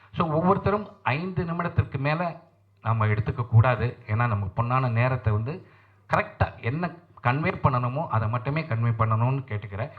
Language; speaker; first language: Tamil; non-native, local second language; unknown